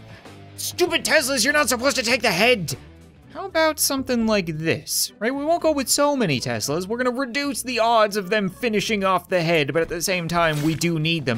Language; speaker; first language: English; native; English